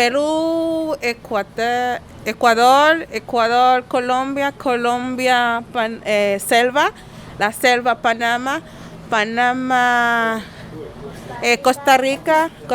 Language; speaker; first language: Spanish; non-native, learner; Haitian Creole